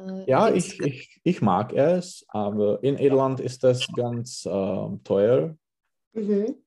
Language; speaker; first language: German; non-native, learner; Czech